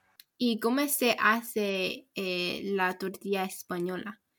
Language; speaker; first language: Spanish; non-native, learner; English